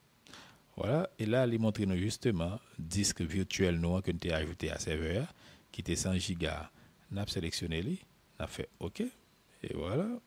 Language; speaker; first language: French; non-native, local second language; Haitian Creole